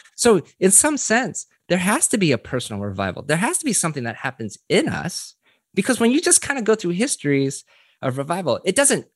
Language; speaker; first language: English; early bilingual, other home language; Korean